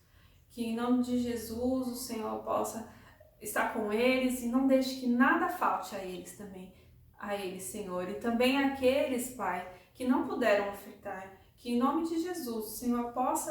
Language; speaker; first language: Portuguese; native; Portuguese